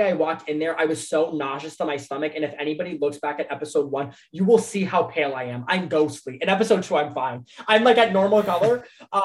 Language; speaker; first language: English; native; English